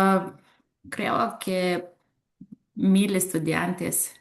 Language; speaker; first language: Spanish; non-native, learner; Romanian